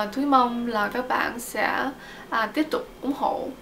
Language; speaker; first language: Vietnamese; early bilingual, heritage; Vietnamese